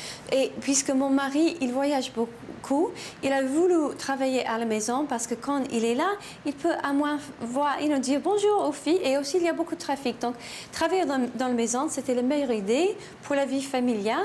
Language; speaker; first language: French; non-native, learner; English